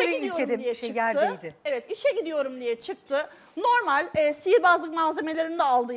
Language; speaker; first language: Turkish; native; Turkish